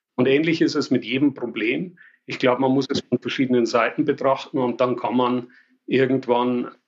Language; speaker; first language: German; native; German